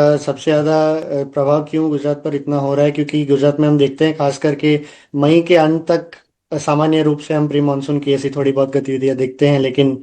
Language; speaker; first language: Hindi; non-native, local second language; Gujarati